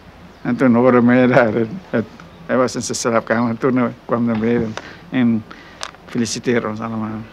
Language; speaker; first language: Dutch; non-native, local second language; Minangkabau